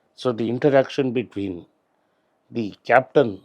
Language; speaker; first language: English; non-native, local second language; Tamil